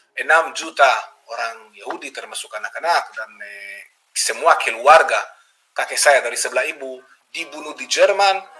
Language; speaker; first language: Indonesian; non-native, fluent; Hebrew